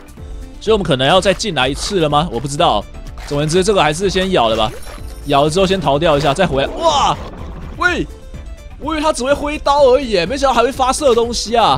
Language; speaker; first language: Chinese; native; Chinese